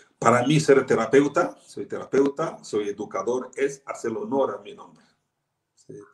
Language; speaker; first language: Spanish; non-native, fluent; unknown